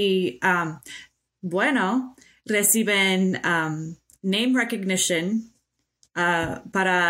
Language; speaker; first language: Spanish; non-native, fluent; English